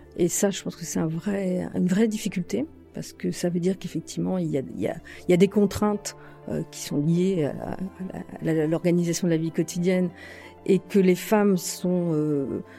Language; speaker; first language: French; native; French